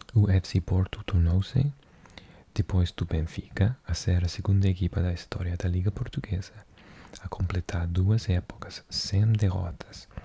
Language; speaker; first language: Portuguese; non-native, learner; English